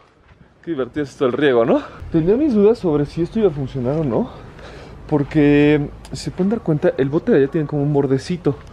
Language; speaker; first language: Spanish; native; Spanish